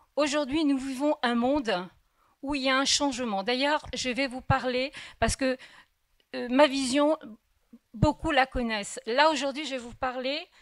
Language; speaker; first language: French; early bilingual, other home language; Kabyle